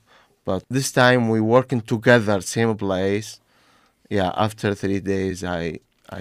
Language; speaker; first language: English; non-native, learner; Arabic